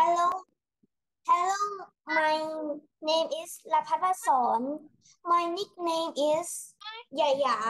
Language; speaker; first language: English; non-native, learner; Thai